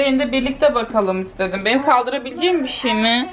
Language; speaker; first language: Turkish; native; Turkish